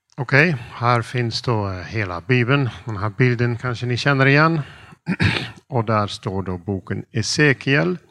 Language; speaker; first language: Swedish; non-native, fluent; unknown